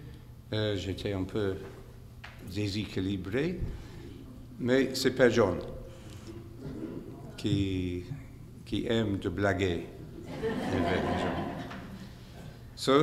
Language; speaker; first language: French; non-native, fluent; English